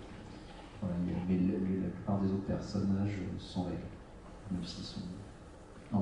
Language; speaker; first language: French; native; French